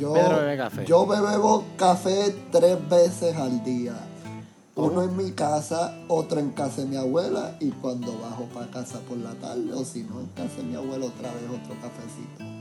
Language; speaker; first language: Spanish; native; Spanish